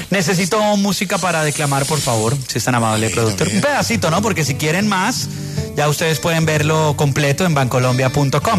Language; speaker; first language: Spanish; native; Spanish